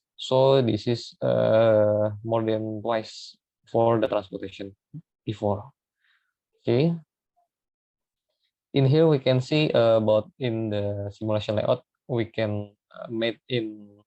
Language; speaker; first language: English; non-native, learner; Indonesian